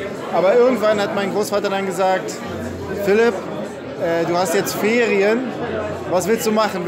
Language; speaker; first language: German; native; German